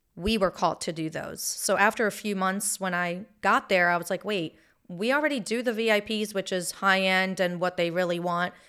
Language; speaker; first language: English; early bilingual, other home language; Hebrew